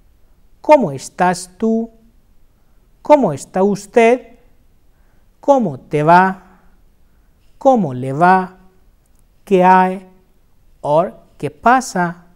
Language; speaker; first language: Spanish; non-native, fluent; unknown